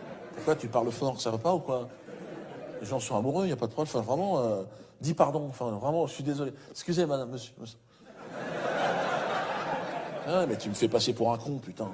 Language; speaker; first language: French; native; French